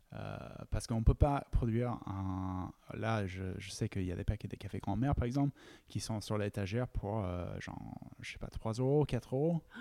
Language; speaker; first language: French; non-native, fluent; English